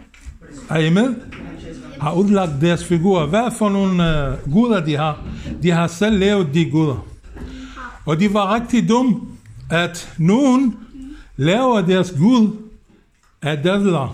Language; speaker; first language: Danish; non-native, fluent; Arabic